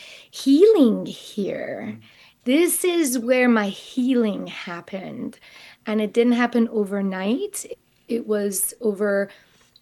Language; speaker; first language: English; non-native, fluent; Persian